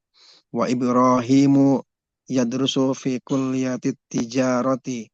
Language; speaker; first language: Arabic; non-native, learner; Indonesian